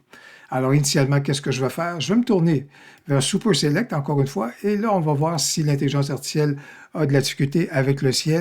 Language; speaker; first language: French; native; French